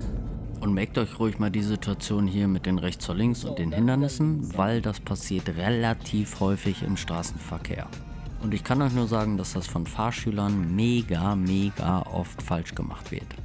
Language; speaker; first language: German; native; German